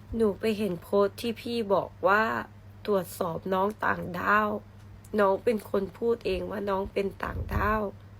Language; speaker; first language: Thai; early bilingual, other home language; Vietnamese